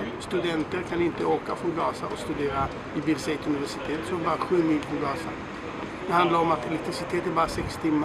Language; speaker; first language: Swedish; non-native, fluent; Hebrew